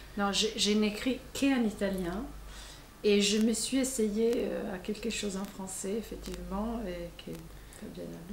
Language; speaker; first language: French; non-native, fluent; Italian